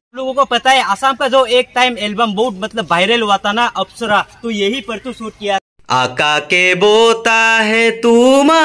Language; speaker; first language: Hindi; non-native, local second language; Assamese